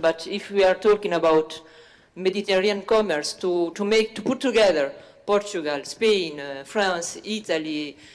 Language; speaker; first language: English; non-native, learner; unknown